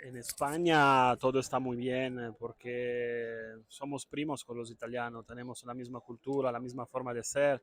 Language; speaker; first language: Spanish; non-native, fluent; Italian